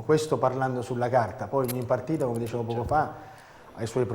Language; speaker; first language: Italian; native; Italian